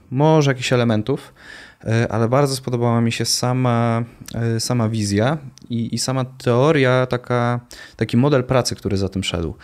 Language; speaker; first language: Polish; native; Polish